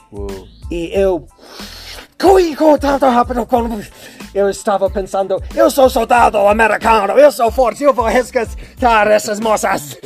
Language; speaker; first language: Portuguese; non-native, learner; English